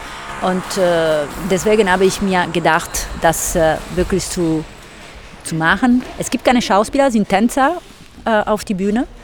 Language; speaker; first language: German; non-native, fluent; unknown